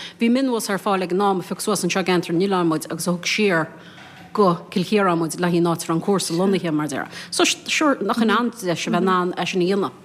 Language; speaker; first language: Irish; native; Irish